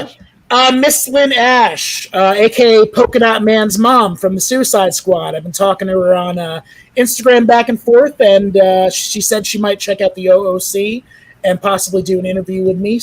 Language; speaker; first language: English; native; English